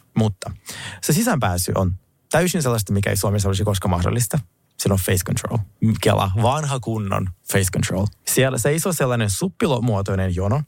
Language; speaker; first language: Finnish; early bilingual, other home language; Russian